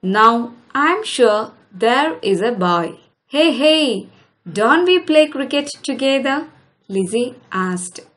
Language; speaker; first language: English; non-native, local second language; Malayalam